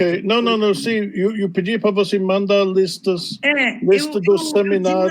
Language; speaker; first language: Portuguese; non-native, fluent; English